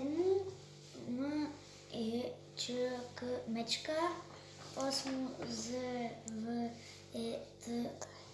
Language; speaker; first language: Bulgarian; early bilingual, heritage; Bulgarian